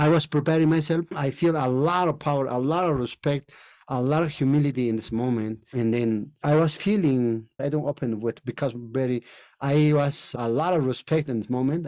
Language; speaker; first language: English; non-native, learner; Spanish